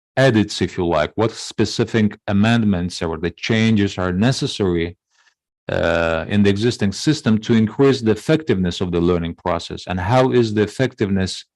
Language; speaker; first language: English; non-native, fluent; Azerbaijani